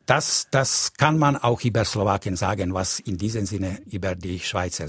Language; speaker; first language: German; non-native, fluent; Slovak